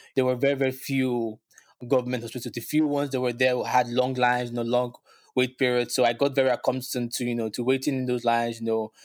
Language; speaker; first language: English; non-native, local second language; Yoruba